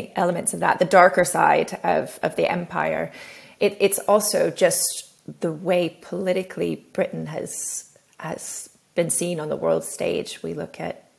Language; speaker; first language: English; native; English